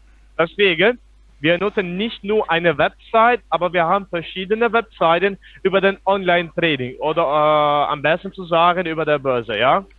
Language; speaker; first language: German; non-native, fluent; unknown